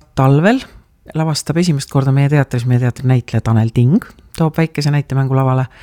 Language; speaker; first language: Estonian; native; Estonian